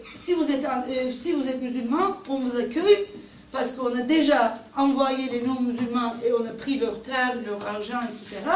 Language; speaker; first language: French; non-native, fluent; Turkish